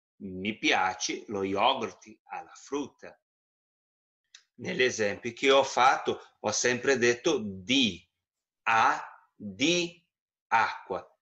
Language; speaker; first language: Italian; non-native, fluent; Portuguese